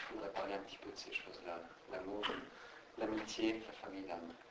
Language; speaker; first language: French; native; French